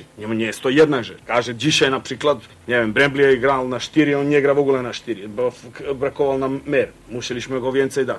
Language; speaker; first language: Polish; non-native, fluent; Croatian